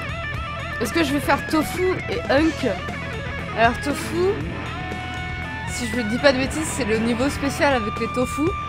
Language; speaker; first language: French; native; French